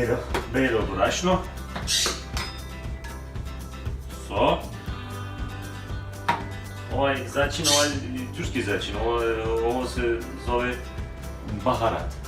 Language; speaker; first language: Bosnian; non-native, learner; Turkish